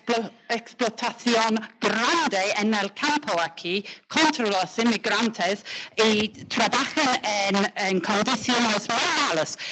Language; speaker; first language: Spanish; non-native, learner; English